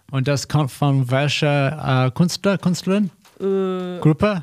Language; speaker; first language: German; non-native, learner; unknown